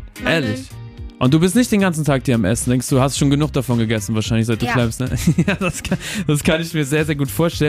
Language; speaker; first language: German; native; German